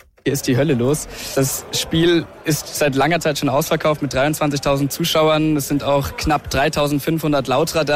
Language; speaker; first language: German; native; German